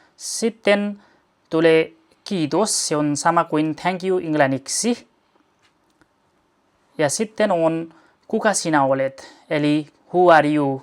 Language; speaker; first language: Finnish; non-native, learner; Nepali